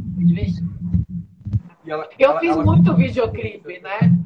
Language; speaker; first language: Portuguese; native; Portuguese